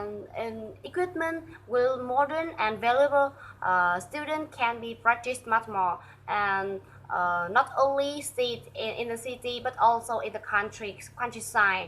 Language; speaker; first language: English; non-native, learner; Vietnamese